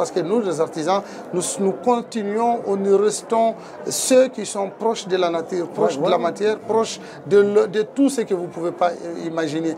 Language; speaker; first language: French; non-native, local second language; Tamasheq